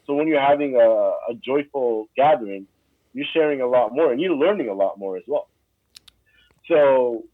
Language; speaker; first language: English; native; English